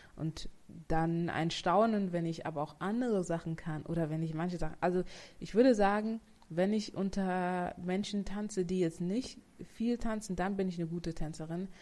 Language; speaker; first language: German; native; German